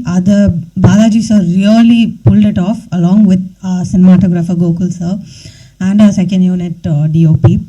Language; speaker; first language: English; non-native, local second language; Tamil